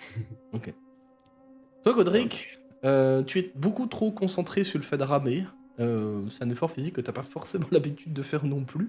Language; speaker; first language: French; native; French